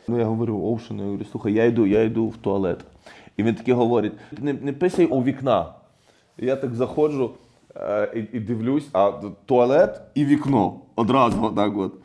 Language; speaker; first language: Ukrainian; non-native, fluent; Arabic